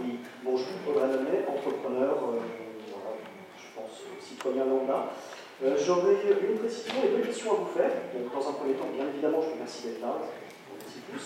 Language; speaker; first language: French; native; French